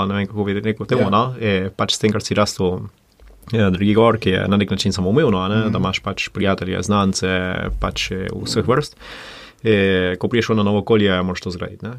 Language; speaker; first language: Slovenian; early bilingual, heritage; Slovenian